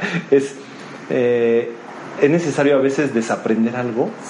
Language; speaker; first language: Spanish; native; Spanish